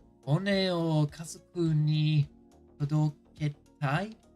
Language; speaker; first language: Japanese; non-native, learner; English